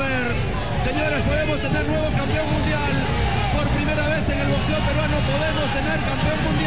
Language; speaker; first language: Spanish; native; Spanish